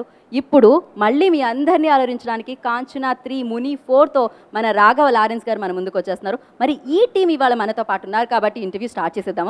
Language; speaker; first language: Telugu; native; Telugu